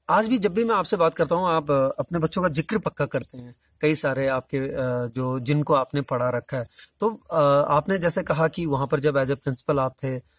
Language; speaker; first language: Hindi; native; Hindi